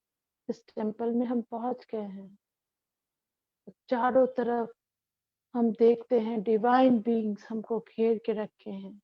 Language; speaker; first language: Hindi; non-native, local second language; Bangla